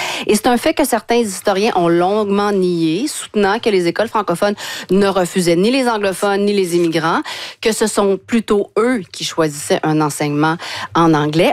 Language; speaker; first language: French; native; French